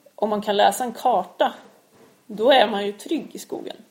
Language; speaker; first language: Swedish; native; Swedish